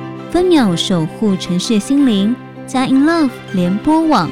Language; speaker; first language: Chinese; native; Chinese